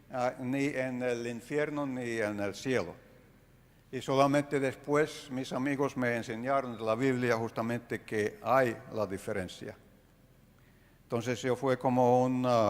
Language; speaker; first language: Spanish; non-native, fluent; Finnish